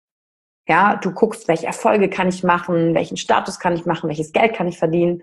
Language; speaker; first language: German; native; German